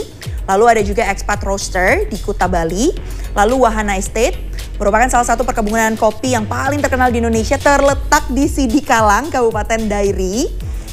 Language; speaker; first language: Indonesian; native; Indonesian